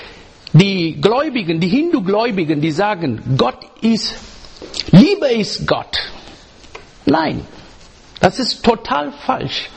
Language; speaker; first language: German; non-native, learner; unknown